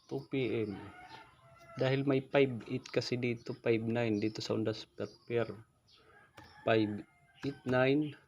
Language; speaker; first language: Filipino; non-native, local second language; Waray